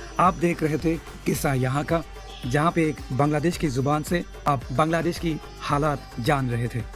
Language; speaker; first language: Hindi; non-native, fluent; Bangla